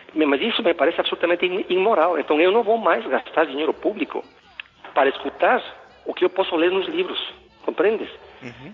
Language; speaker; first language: Portuguese; non-native, fluent; Spanish